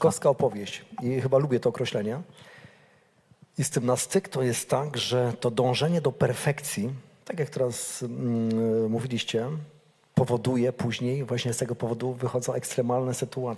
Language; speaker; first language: Polish; native; Polish